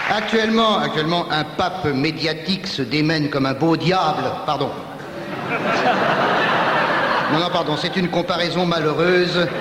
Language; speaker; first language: French; native; French